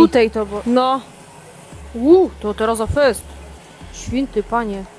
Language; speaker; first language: Polish; native; Polish